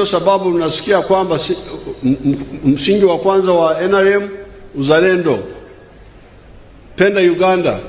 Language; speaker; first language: Swahili; non-native, local second language; Nyankole